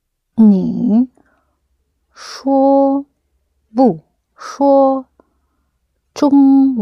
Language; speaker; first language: Chinese; non-native, learner; English